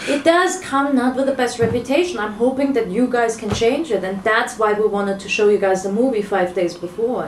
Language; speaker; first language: English; non-native, fluent; German